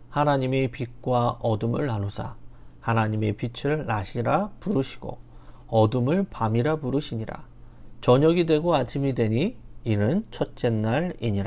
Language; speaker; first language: Korean; native; Korean